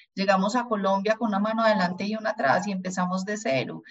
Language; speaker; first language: Spanish; early bilingual, other home language; German